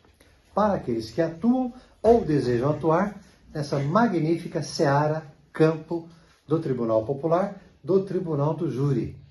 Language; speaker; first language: Portuguese; native; Portuguese